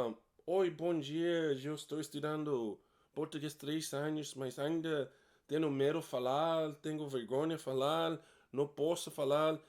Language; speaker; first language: Portuguese; non-native, learner; English